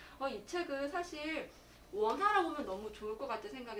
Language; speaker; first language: Korean; native; Korean